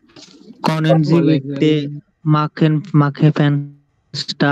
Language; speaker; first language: German; non-native, learner; Bangla